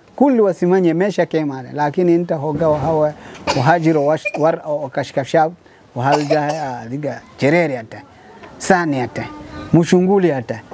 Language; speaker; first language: Somali; non-native, learner; Swahili